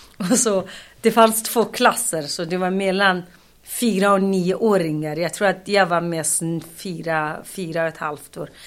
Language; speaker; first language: Swedish; non-native, fluent; Kurdish